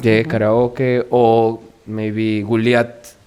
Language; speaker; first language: English; non-native, learner; Spanish